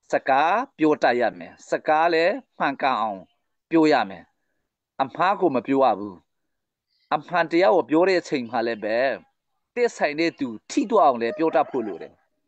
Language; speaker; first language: Burmese; non-native, local second language; Hakha Chin